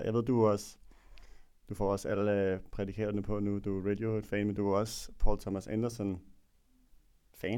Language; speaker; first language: Danish; native; Danish